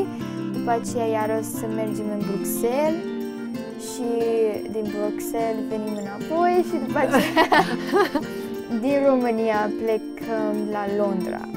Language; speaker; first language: Romanian; early bilingual, heritage; Romanian